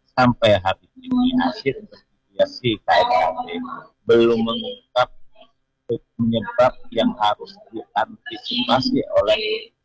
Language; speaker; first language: Indonesian; non-native, local second language; Madurese